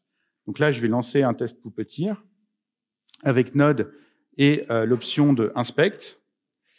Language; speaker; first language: French; native; French